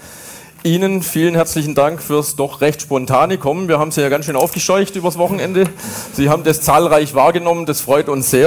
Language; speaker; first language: German; native; German